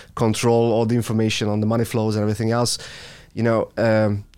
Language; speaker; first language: English; non-native, fluent; Hungarian